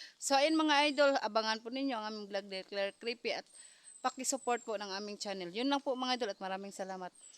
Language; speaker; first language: Filipino; non-native, local second language; Cebuano